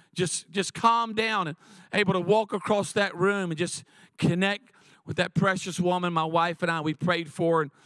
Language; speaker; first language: English; native; English